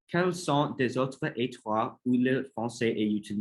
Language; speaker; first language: French; non-native, learner; English